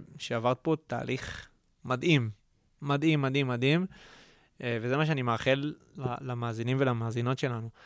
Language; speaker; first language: Hebrew; native; Hebrew